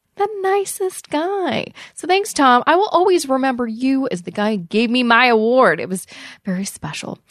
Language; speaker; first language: English; native; English